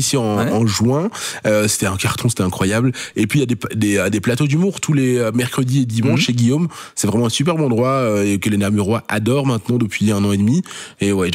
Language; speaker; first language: French; native; French